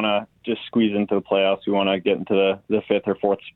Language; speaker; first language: English; native; English